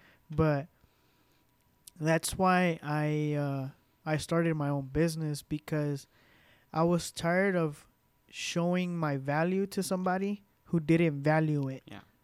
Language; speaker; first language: English; early bilingual, other home language; Spanish